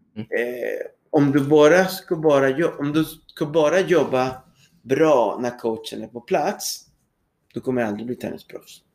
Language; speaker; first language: Swedish; non-native, fluent; Spanish